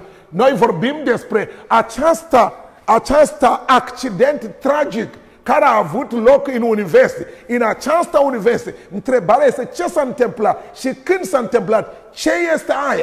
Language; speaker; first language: Romanian; non-native, learner; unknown